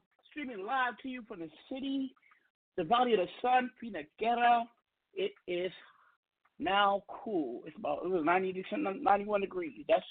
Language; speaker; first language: English; native; English